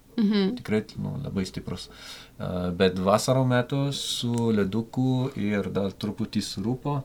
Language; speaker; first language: Lithuanian; non-native, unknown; French